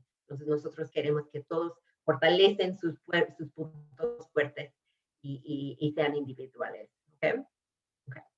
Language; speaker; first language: Spanish; early bilingual, other home language; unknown